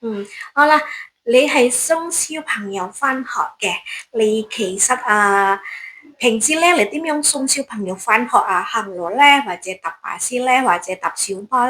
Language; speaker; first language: Cantonese; native; Cantonese